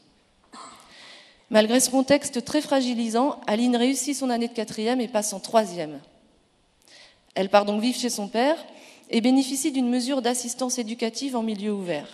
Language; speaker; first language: French; native; French